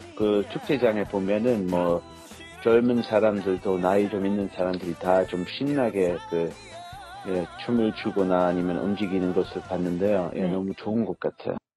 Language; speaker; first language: Korean; non-native, fluent; English